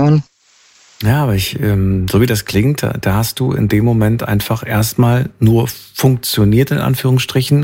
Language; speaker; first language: German; native; German